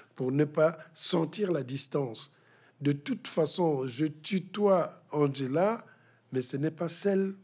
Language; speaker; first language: French; non-native, local second language; Kituba (Democratic Republic of Congo)